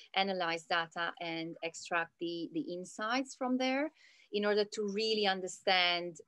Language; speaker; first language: English; non-native, fluent; Italian